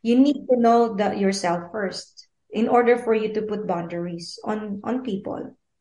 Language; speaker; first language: English; non-native, local second language; Filipino